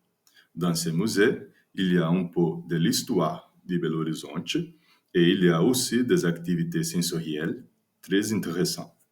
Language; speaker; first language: French; non-native, learner; Portuguese